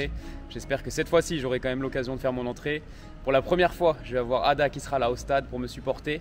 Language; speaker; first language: French; native; French